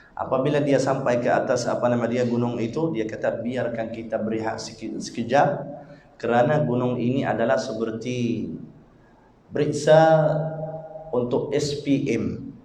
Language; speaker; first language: Malay; non-native, fluent; Arabic